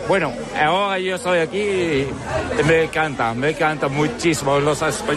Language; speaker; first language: Spanish; non-native, learner; Dutch